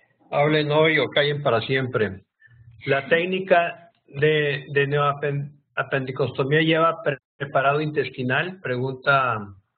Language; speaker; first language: Spanish; native; Spanish